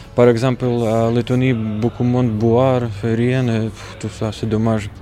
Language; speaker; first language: French; non-native, fluent; Latvian